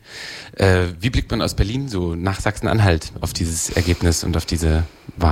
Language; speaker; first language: German; native; German